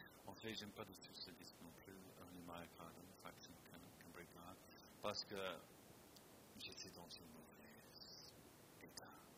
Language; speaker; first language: French; non-native, fluent; English